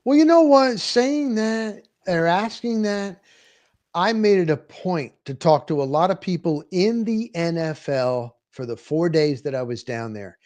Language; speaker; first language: English; native; English